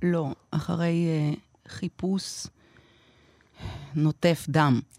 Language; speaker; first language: Hebrew; non-native, fluent; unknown